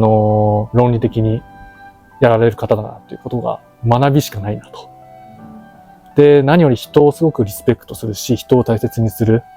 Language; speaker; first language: Japanese; native; Japanese